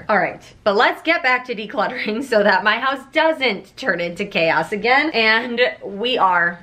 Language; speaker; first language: English; native; English